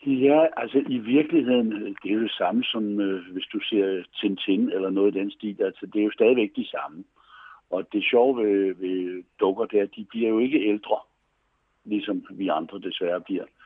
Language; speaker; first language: Danish; native; Danish